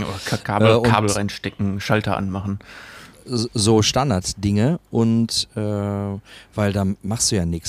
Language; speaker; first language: German; native; German